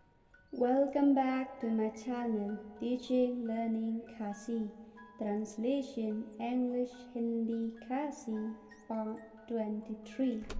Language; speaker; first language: English; non-native, local second language; Khasi